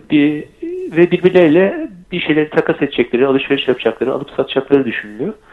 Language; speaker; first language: Turkish; native; Turkish